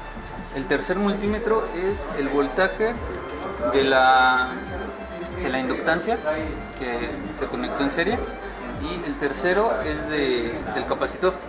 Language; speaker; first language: Spanish; native; Spanish